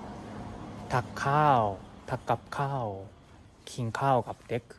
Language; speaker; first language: Thai; non-native, learner; Japanese